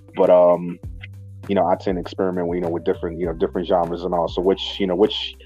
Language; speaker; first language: English; non-native, local second language; Shona